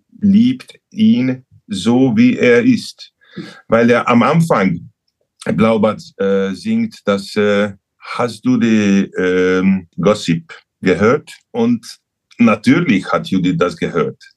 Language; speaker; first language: German; non-native, learner; Hungarian